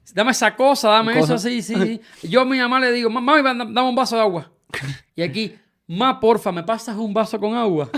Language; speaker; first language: Spanish; native; Spanish